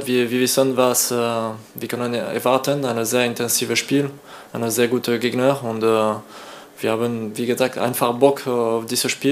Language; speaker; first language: German; non-native, learner; French